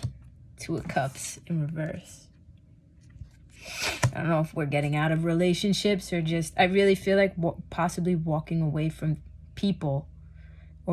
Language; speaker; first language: English; native; English